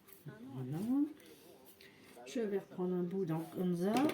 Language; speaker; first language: French; native; French